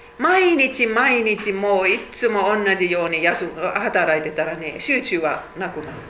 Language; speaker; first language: Japanese; non-native, fluent; Finnish